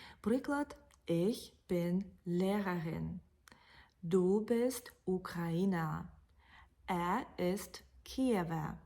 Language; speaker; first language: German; non-native, fluent; Ukrainian